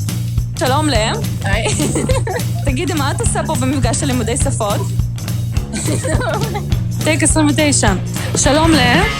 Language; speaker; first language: Hebrew; native; Hebrew